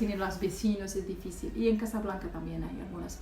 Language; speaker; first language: Spanish; non-native, local second language; Arabic